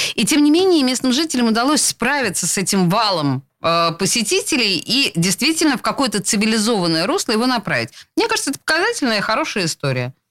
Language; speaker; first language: Russian; native; Russian